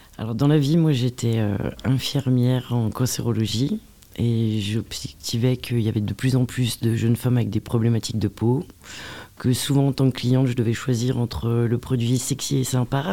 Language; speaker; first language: French; native; French